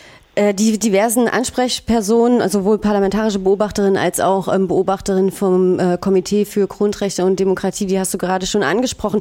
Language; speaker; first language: German; native; German